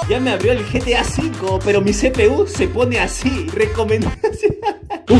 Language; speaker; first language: Spanish; native; Spanish